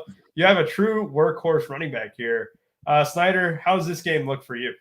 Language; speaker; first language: English; native; English